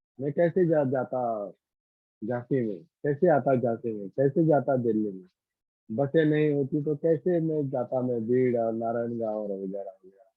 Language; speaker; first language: Hindi; non-native, local second language; Marathi